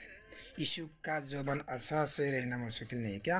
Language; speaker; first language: Hindi; non-native, local second language; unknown